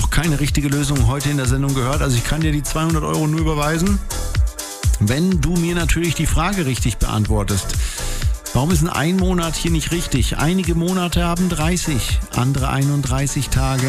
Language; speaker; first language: German; native; German